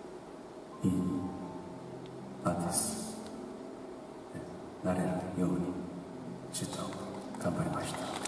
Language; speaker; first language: Japanese; non-native, learner; Korean